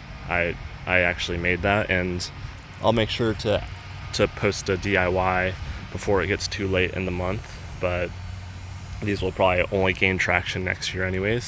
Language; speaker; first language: English; native; English